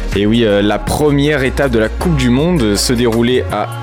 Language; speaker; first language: French; native; French